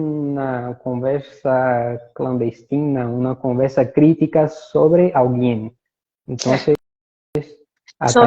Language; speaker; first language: Spanish; non-native, fluent; Portuguese